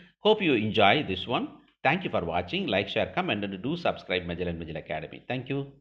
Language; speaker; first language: English; non-native, local second language; Tamil